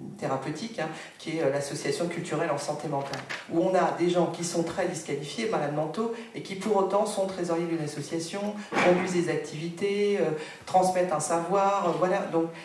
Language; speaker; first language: French; native; French